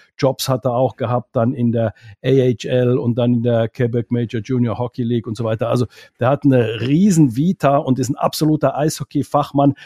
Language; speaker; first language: German; non-native, fluent; Finnish